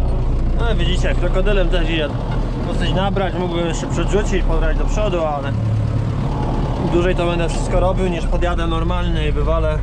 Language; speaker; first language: Polish; native; Polish